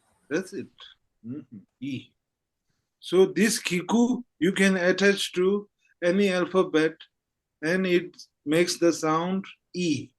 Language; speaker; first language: English; non-native, fluent; Tibetan